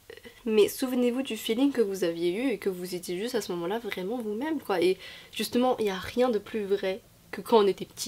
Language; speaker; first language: French; native; French